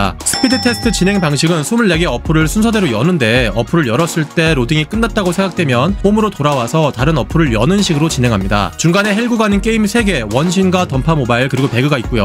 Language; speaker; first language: Korean; native; Korean